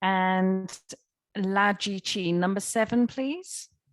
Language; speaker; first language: English; native; English